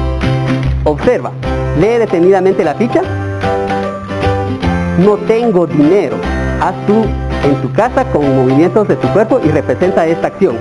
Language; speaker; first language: Spanish; native; Spanish